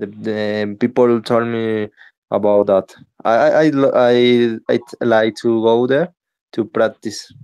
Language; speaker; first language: English; non-native, learner; Spanish